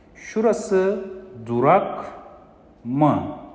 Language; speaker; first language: Turkish; non-native, fluent; Kazakh